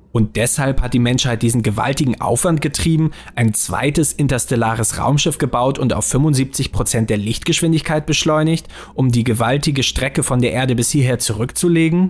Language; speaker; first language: German; native; German